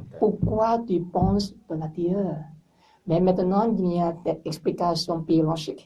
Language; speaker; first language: French; non-native, learner; English